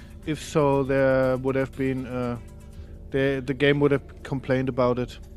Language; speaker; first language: English; non-native, fluent; German